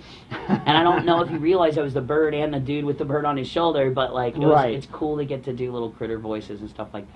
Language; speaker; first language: English; native; English